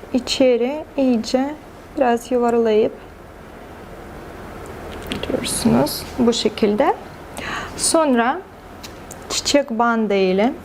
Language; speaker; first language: Turkish; non-native, fluent; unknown